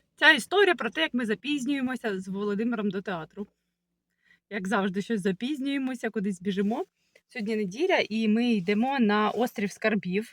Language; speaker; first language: Ukrainian; native; Ukrainian